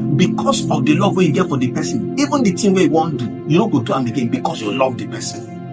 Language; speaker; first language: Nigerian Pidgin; non-native, local second language; Igbo